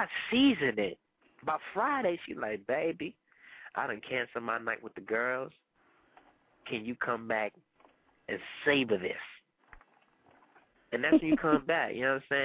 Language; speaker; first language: English; non-native, fluent; Spanish